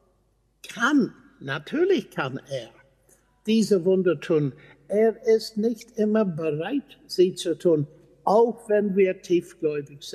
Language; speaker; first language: German; non-native, fluent; English